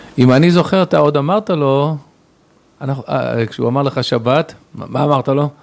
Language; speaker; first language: Hebrew; native; Hebrew